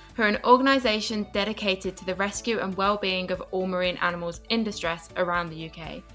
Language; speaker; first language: English; early bilingual, other home language; Spanish